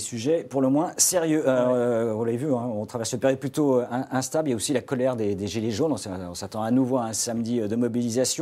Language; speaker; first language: French; native; French